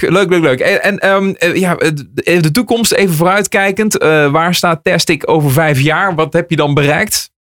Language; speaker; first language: Dutch; native; Dutch